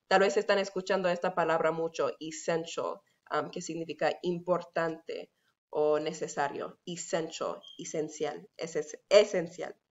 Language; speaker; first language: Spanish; non-native, fluent; English